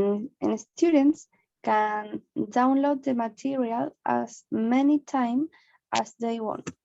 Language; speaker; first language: English; non-native, learner; Spanish